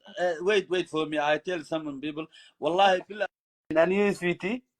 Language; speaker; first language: English; non-native, learner; Somali